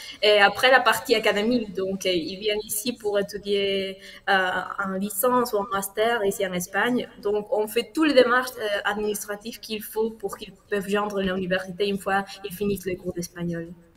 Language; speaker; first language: French; non-native, fluent; Spanish